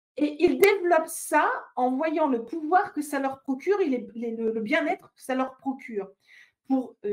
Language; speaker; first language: French; native; French